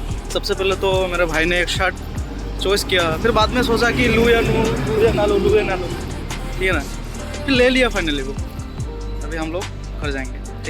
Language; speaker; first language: Hindi; non-native, local second language; Assamese